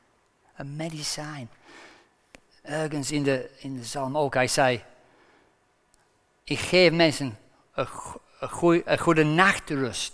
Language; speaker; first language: Dutch; non-native, fluent; English